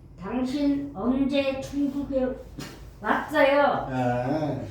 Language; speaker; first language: Korean; non-native, learner; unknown